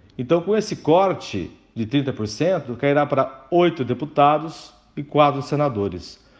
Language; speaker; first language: Portuguese; native; Portuguese